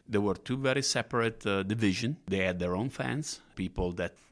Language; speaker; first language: English; non-native, fluent; Italian